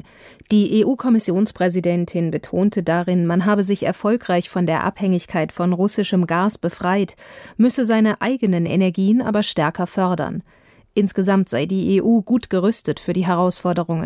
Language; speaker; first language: German; native; German